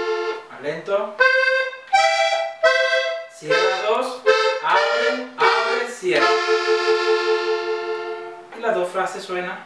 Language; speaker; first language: Spanish; native; Spanish